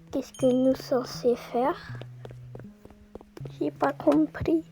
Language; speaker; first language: French; native; French